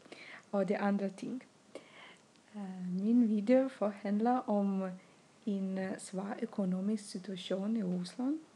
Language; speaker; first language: Danish; non-native, learner; Russian